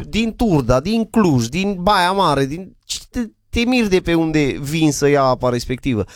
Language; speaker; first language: Romanian; native; Romanian